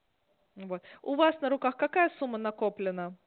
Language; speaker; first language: Russian; native; Russian